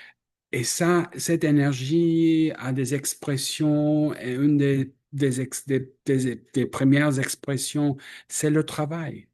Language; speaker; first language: French; non-native, fluent; English